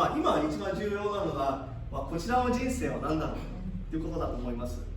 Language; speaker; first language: Japanese; early bilingual, heritage; Japanese